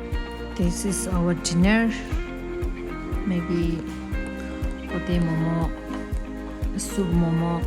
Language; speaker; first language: English; non-native, learner; Tibetan